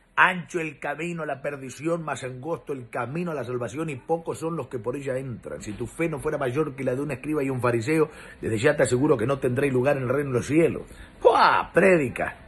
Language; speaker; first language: Spanish; non-native, fluent; Persian